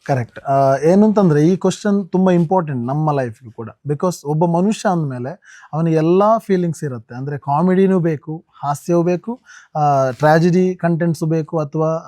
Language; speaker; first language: Kannada; non-native, local second language; Tulu